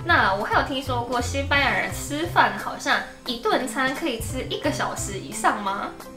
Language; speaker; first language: Chinese; non-native, fluent; Japanese